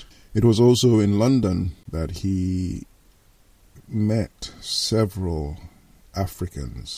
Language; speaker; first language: English; non-native, local second language; Yoruba